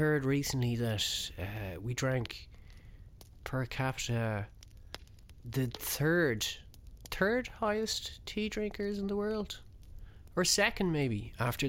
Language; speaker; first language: English; native; English